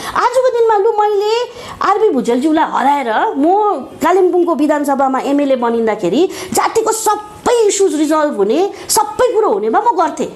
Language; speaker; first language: Nepali; native; Nepali